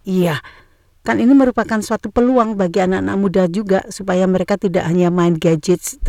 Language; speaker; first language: Indonesian; native; Indonesian